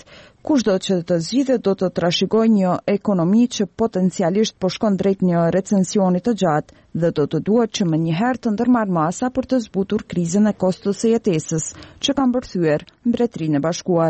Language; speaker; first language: Albanian; native; Albanian